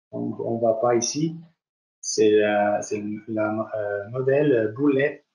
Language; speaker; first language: French; non-native, fluent; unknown